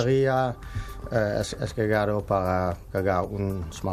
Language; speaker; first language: Spanish; non-native, learner; Dutch